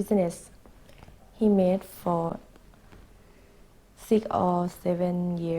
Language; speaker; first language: English; non-native, learner; Thai